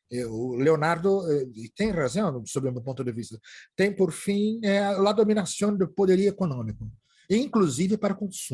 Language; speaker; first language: Portuguese; native; Portuguese